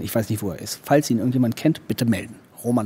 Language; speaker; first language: German; native; German